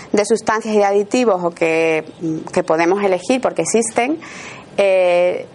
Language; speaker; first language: Spanish; native; Spanish